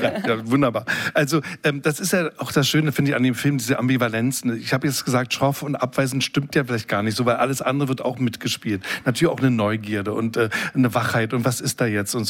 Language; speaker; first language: German; native; German